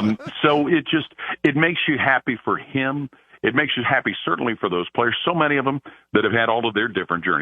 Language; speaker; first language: English; native; English